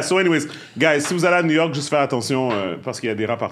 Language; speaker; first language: French; native; French